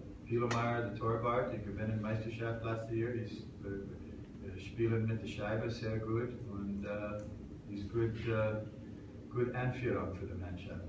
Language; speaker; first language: German; non-native, learner; English